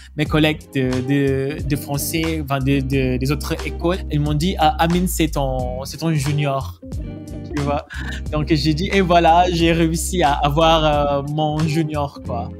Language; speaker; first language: French; non-native, fluent; Malay